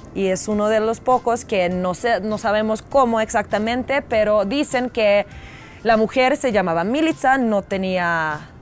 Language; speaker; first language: Spanish; non-native, fluent; Serbian